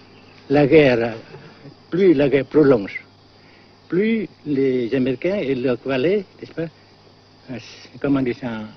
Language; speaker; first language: French; non-native, local second language; Vietnamese